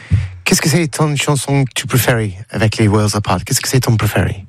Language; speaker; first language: French; non-native, learner; English